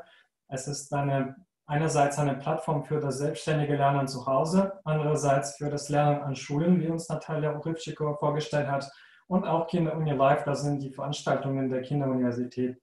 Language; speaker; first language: German; non-native, fluent; Russian